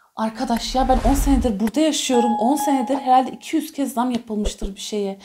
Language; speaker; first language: Turkish; early bilingual, heritage; Turkish